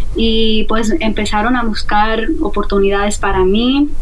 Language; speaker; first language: Spanish; native; Spanish